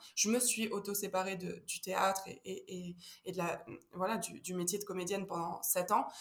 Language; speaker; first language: French; early bilingual, heritage; Spanish